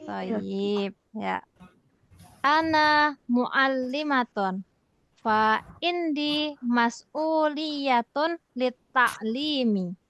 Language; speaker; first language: Arabic; non-native, fluent; Indonesian